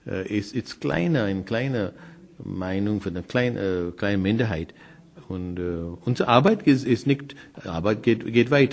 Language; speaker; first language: German; non-native, learner; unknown